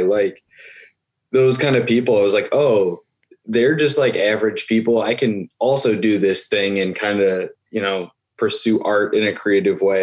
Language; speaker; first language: English; native; English